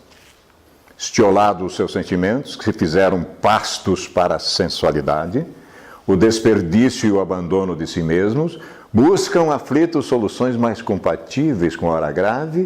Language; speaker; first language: Portuguese; native; Portuguese